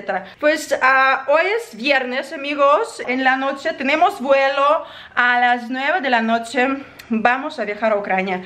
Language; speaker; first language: Spanish; non-native, learner; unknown